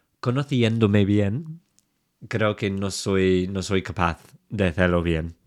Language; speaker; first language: Spanish; non-native, fluent; English